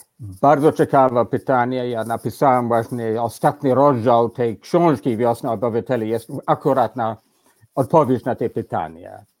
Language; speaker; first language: Polish; non-native, fluent; English